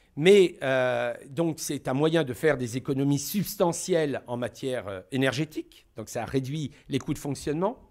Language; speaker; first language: French; native; French